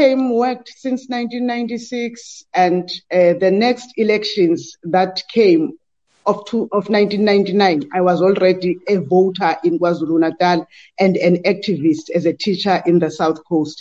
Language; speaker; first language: English; non-native, local second language; Xhosa